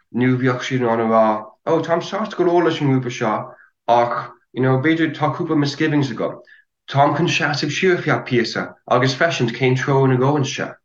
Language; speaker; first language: Irish; non-native, fluent; English